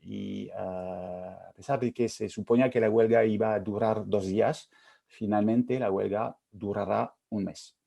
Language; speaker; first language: Spanish; non-native, fluent; French